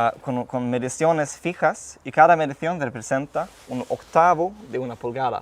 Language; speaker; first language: Spanish; non-native, fluent; Swedish